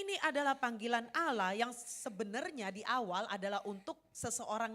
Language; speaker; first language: Indonesian; native; Indonesian